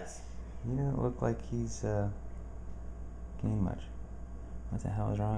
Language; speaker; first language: English; native; English